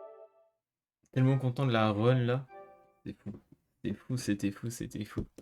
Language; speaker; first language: French; native; French